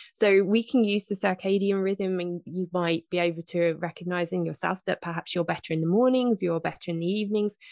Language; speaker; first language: English; native; English